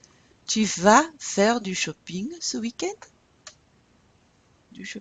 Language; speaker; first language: French; non-native, fluent; English